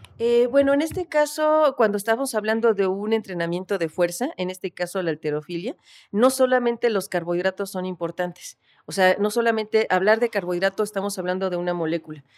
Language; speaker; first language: Spanish; native; Spanish